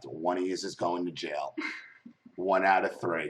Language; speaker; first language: English; native; English